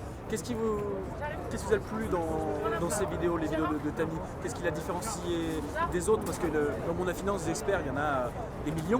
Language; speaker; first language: French; native; French